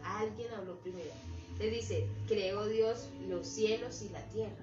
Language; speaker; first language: Spanish; native; Spanish